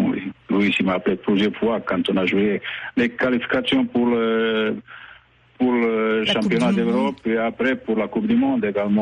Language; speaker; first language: French; non-native, fluent; Bosnian